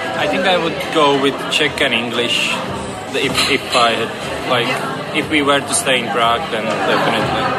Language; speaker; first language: English; non-native, fluent; Slovak